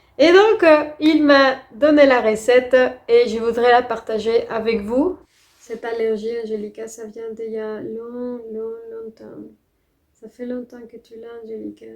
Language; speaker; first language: French; non-native, fluent; Spanish